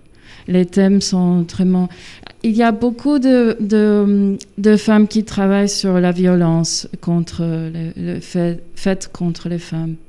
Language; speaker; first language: French; non-native, fluent; English